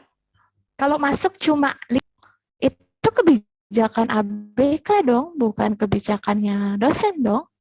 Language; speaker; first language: Indonesian; native; Indonesian